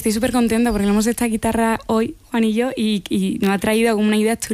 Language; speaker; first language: Spanish; native; Spanish